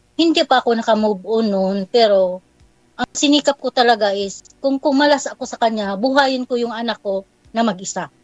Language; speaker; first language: Filipino; non-native, local second language; Cebuano